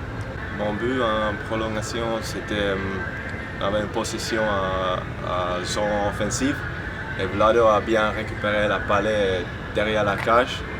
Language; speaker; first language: French; non-native, fluent; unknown